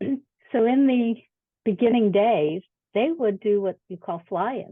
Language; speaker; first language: English; native; English